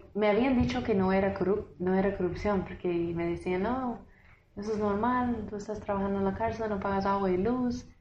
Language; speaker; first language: Spanish; non-native, fluent; English